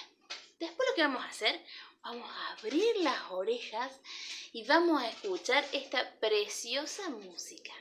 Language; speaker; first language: Spanish; native; Spanish